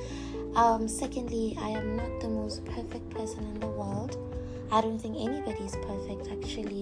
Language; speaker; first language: English; non-native, local second language; Tswana